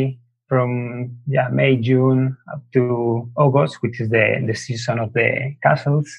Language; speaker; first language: English; non-native, fluent; Spanish